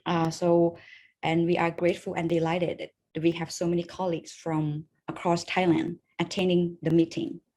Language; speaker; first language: English; non-native, fluent; Thai